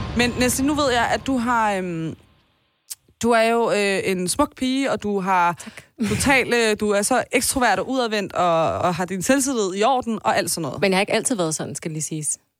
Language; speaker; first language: Danish; early bilingual, other home language; Persian